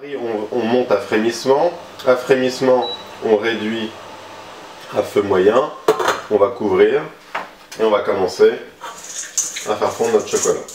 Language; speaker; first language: French; native; French